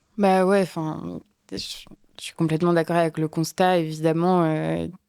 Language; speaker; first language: French; native; French